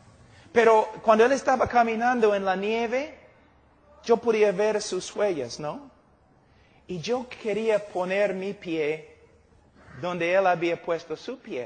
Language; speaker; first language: Spanish; non-native, fluent; English